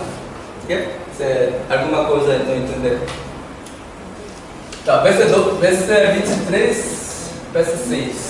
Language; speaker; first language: Portuguese; non-native, learner; Korean